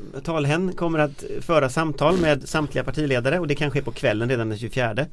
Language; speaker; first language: Swedish; native; Swedish